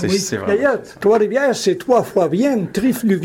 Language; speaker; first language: French; native; French